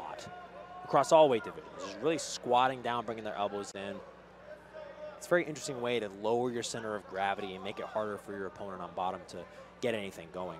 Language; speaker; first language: English; native; English